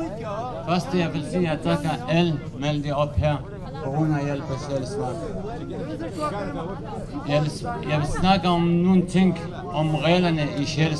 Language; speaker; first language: Danish; non-native, learner; Kurdish